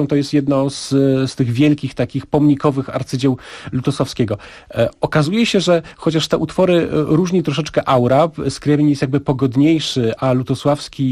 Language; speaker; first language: Polish; native; Polish